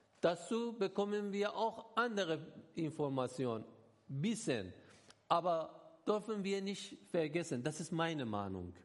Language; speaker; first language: German; non-native, learner; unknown